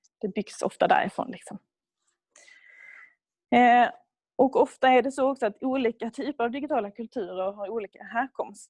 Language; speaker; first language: Swedish; native; Swedish